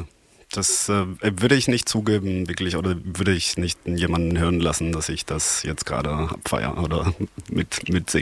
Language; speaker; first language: German; non-native, fluent; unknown